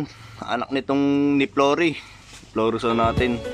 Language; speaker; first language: Filipino; native; Filipino